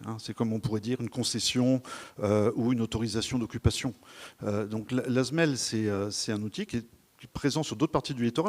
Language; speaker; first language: French; native; French